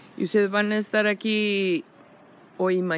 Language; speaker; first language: Spanish; non-native, fluent; English